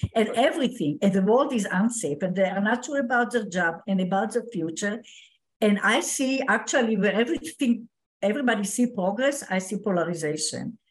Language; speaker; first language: English; non-native, fluent; Hebrew